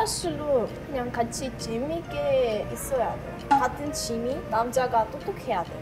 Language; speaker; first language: Korean; non-native, learner; Russian